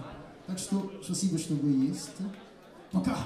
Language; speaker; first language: Russian; non-native, fluent; Malagasy